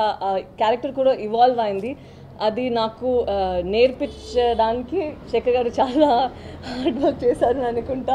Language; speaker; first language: Telugu; non-native, learner; Tamil